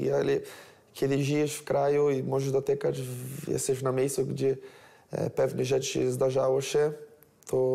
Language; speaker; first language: Polish; non-native, learner; Portuguese